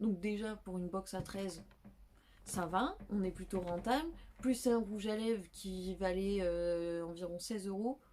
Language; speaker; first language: French; native; French